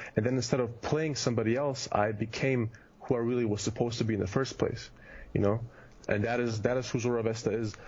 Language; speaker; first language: English; early bilingual, heritage; German